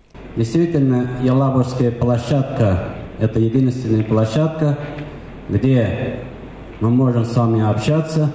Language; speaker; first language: Russian; native; Russian